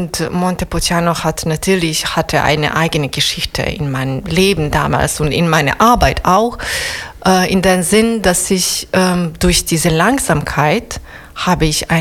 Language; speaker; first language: German; non-native, fluent; Italian